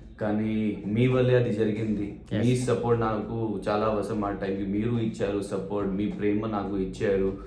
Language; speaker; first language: Telugu; non-native, learner; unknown